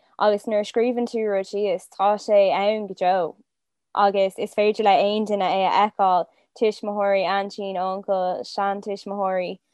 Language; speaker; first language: Irish; non-native, local second language; English